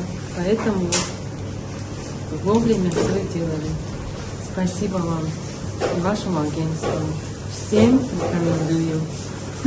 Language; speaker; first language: Russian; non-native, fluent; Tajik